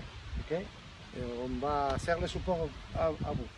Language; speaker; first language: French; non-native, learner; Spanish